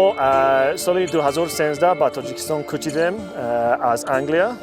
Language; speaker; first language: Persian; native; Persian